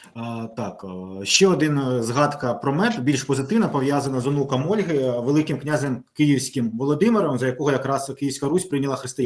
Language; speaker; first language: Ukrainian; native; Ukrainian